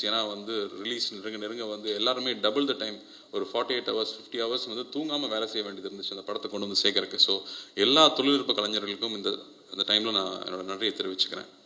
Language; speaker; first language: Tamil; native; Tamil